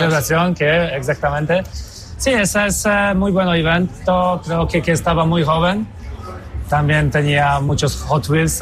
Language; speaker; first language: Spanish; non-native, fluent; Polish